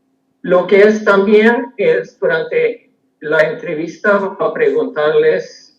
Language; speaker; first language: Spanish; non-native, fluent; Swedish